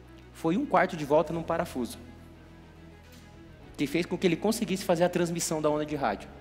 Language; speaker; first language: Portuguese; native; Portuguese